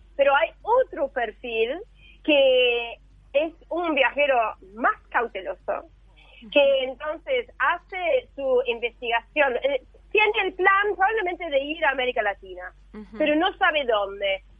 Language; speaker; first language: Spanish; non-native, fluent; English